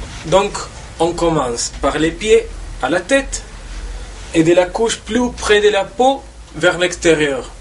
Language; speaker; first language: French; non-native, fluent; Spanish